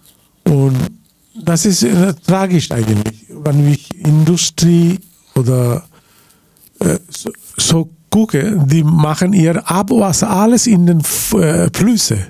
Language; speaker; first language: German; non-native, learner; Bangla